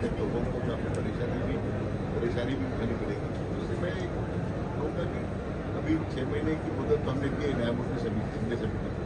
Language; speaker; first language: Hindi; non-native, local second language; Marathi